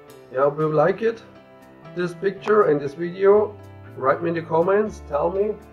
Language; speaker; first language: English; non-native, learner; German